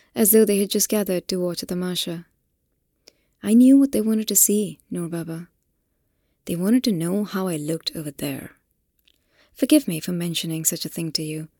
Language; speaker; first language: English; non-native, local second language; Hindi